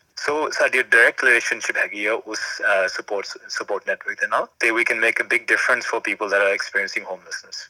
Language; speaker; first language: Punjabi; early bilingual, heritage; Punjabi